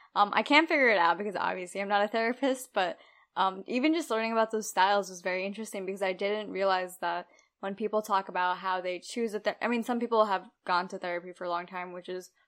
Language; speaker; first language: English; early bilingual, other home language; Urdu